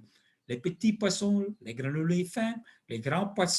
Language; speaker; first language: French; non-native, local second language; Dutch